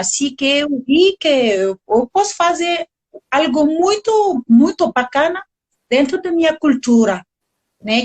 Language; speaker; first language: Portuguese; non-native, learner; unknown